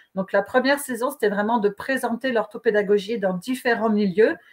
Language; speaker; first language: French; native; French